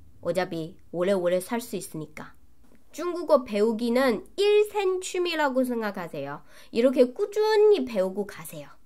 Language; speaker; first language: Korean; non-native, learner; Chinese